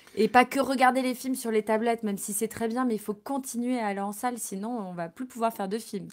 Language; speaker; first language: French; native; French